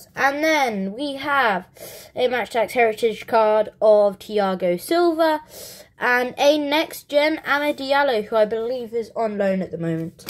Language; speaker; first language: English; native; English